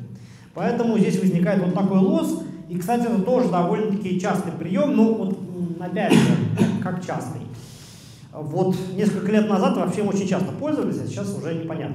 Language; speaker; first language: Russian; native; Russian